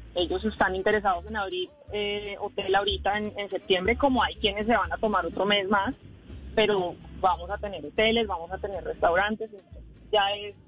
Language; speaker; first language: Spanish; native; Spanish